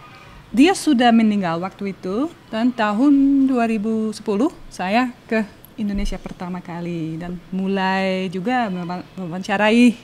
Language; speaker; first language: Indonesian; non-native, learner; Dutch